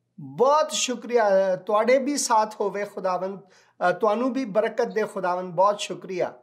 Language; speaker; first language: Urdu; non-native, local second language; Punjabi